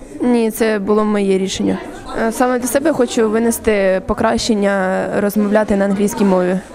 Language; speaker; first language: Ukrainian; non-native, local second language; Russian